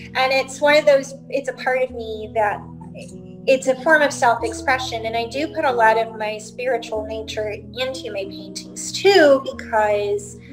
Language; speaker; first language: English; native; English